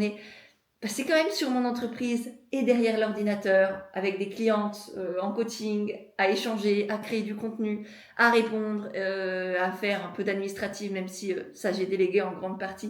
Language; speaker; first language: French; native; French